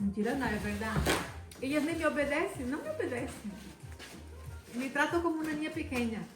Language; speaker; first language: Spanish; non-native, fluent; Portuguese